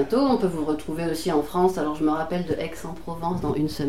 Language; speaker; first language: French; native; French